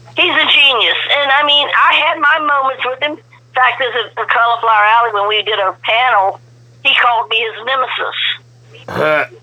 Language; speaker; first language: English; native; English